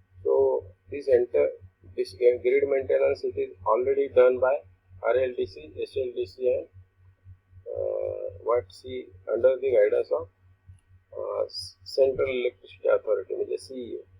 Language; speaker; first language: English; non-native, local second language; Marathi